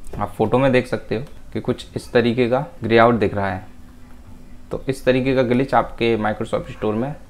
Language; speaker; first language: Hindi; native; Hindi